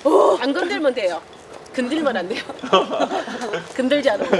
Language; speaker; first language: Korean; native; Korean